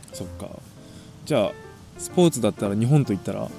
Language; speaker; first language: Japanese; native; Japanese